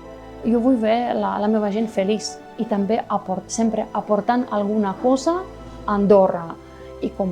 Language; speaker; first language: Catalan; non-native, fluent; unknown